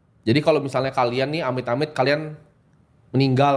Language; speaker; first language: Indonesian; native; Indonesian